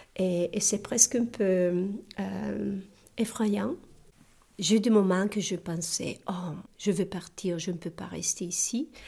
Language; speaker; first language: French; non-native, fluent; Italian